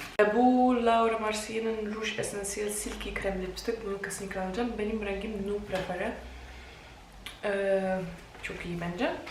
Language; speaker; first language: Turkish; non-native, fluent; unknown